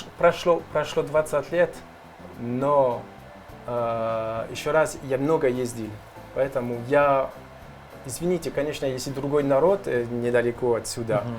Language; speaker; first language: Russian; non-native, learner; French